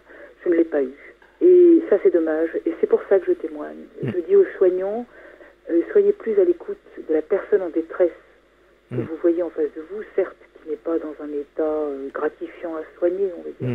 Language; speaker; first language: French; native; French